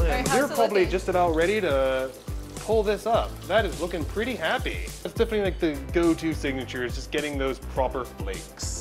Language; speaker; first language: English; native; English